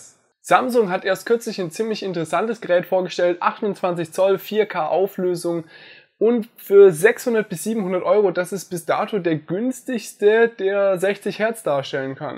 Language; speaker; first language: German; native; German